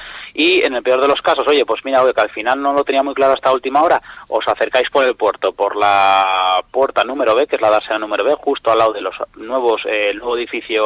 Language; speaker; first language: Spanish; native; Spanish